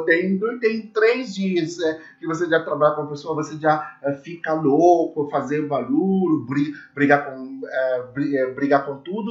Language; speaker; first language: Portuguese; non-native, learner; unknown